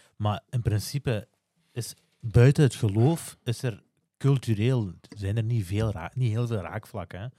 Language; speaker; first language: Dutch; early bilingual, other home language; Turkish